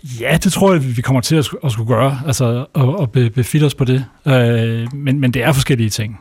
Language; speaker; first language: Danish; native; Danish